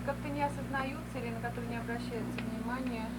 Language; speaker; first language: Russian; native; Russian